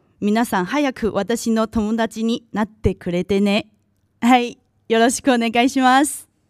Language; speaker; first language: Japanese; non-native, local second language; Chinese